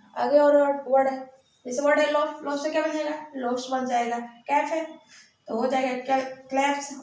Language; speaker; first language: Hindi; native; Hindi